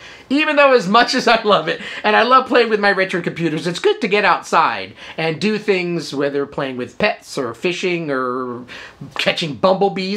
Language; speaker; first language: English; native; English